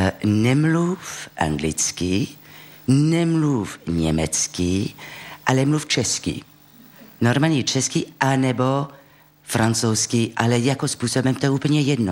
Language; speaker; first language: Czech; non-native, fluent; French